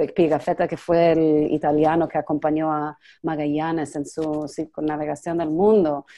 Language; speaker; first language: Spanish; non-native, fluent; English